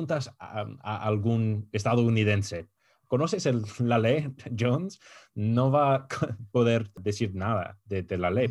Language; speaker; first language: Spanish; non-native, fluent; English